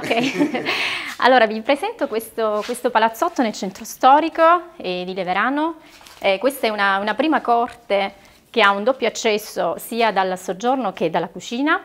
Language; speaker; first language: Italian; native; Italian